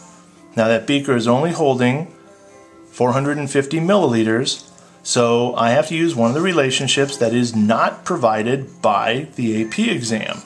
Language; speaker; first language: English; native; English